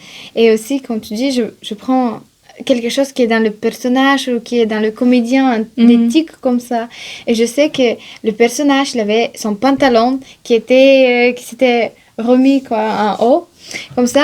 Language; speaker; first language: French; non-native, fluent; Bulgarian